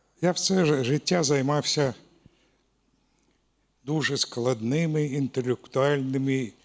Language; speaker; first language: Ukrainian; non-native, local second language; Russian